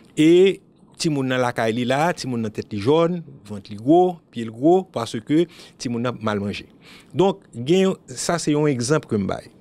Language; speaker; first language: French; non-native, local second language; Haitian Creole